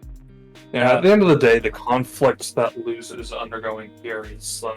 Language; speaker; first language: English; native; English